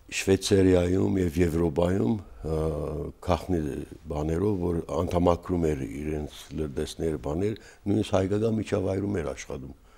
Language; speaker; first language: Armenian; native; Armenian